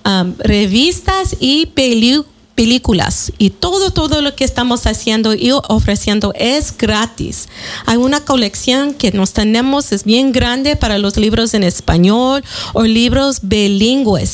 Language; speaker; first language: Spanish; early bilingual, heritage; Spanish